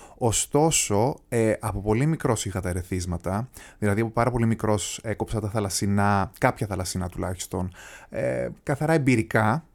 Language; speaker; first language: Greek; early bilingual, heritage; Greek